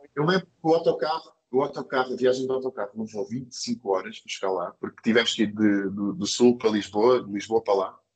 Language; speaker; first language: Portuguese; early bilingual, other home language; English